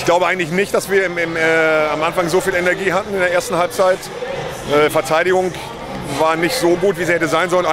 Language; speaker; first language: German; native; German